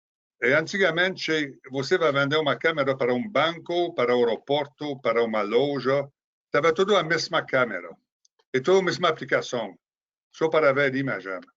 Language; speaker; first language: Portuguese; non-native, fluent; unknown